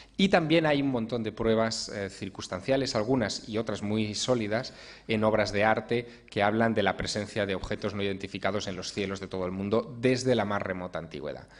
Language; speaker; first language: Spanish; native; Spanish